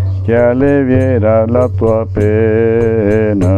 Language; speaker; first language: Italian; non-native, learner; Spanish